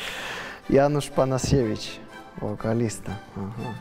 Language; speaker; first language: Polish; non-native, learner; Russian